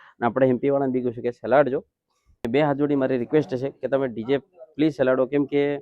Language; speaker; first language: Gujarati; non-native, local second language; Bhili